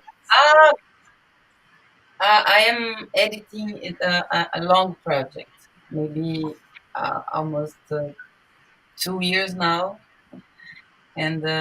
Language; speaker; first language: English; non-native, learner; Portuguese